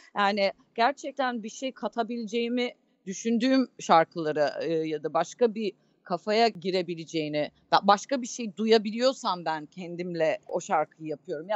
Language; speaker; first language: Turkish; non-native, fluent; English